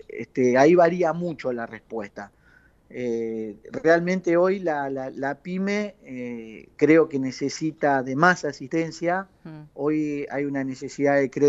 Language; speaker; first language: Spanish; native; Spanish